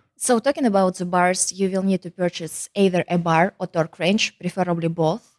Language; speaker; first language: English; non-native, fluent; Kazakh